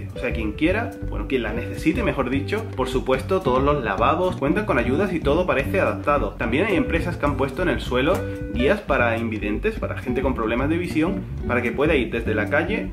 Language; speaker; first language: Spanish; native; Spanish